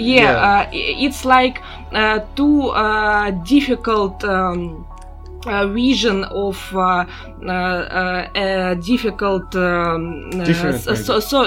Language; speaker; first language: English; non-native, learner; Russian